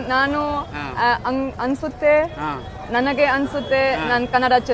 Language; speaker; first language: Kannada; non-native, learner; Hindi